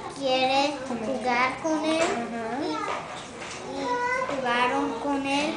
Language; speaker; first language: Spanish; non-native, learner; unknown